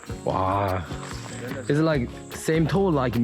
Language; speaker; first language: English; non-native, learner; Korean